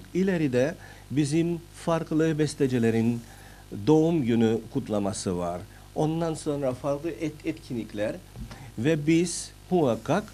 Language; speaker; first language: Turkish; non-native, fluent; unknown